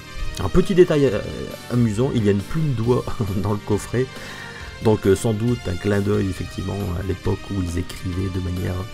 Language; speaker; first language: French; native; French